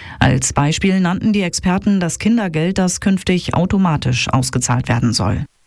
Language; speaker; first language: German; native; German